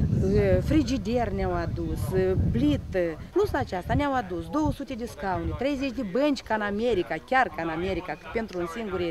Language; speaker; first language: Romanian; native; Romanian